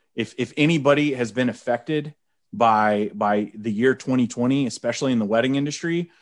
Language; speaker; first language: English; native; English